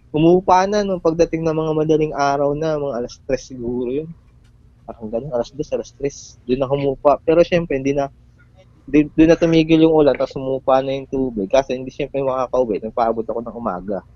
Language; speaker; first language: Filipino; native; Filipino